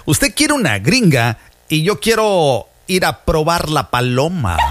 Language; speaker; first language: Spanish; native; Spanish